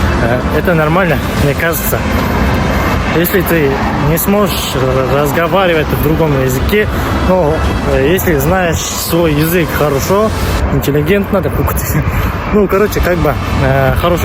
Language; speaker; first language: Russian; non-native, local second language; Kazakh